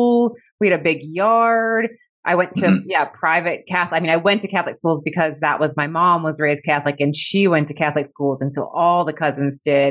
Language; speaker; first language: English; native; English